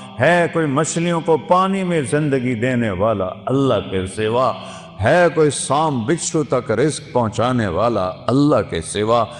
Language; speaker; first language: Urdu; non-native, local second language; Punjabi